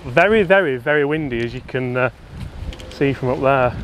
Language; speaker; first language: English; native; English